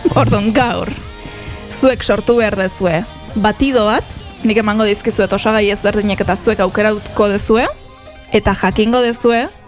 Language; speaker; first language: Basque; native; Basque